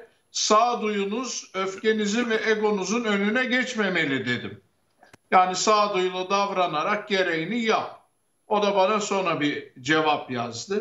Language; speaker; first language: Turkish; native; Turkish